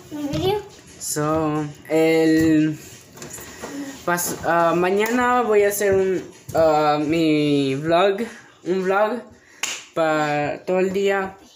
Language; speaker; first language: Spanish; early bilingual, heritage; Spanish